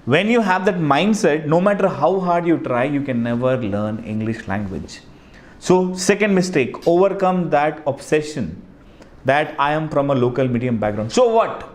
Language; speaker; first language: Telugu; non-native, local second language; Hindi